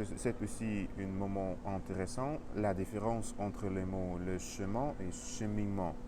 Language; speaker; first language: French; non-native, learner; Russian